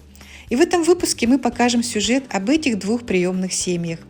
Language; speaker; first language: Russian; native; Russian